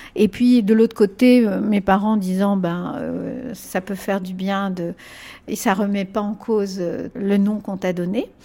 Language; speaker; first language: French; early bilingual, other home language; Spanish